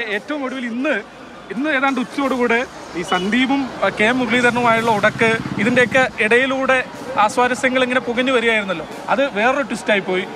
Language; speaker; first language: Malayalam; native; Malayalam